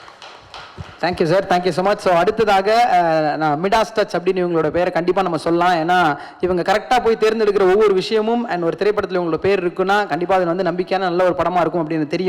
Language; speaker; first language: Tamil; native; Tamil